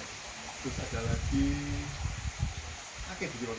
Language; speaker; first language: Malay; non-native, local second language; Javanese